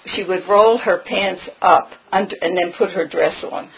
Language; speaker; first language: English; early bilingual, other home language; Friulian